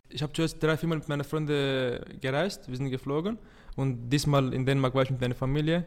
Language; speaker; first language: German; non-native, fluent; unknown